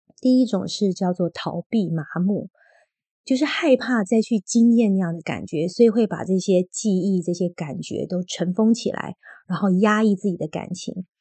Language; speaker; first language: Chinese; native; Chinese